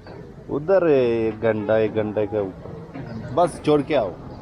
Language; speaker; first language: Hindi; non-native, local second language; Malayalam